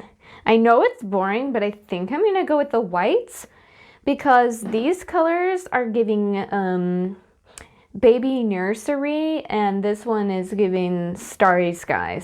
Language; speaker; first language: English; native; English